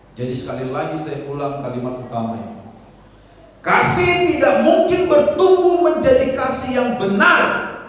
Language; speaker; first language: Indonesian; non-native, local second language; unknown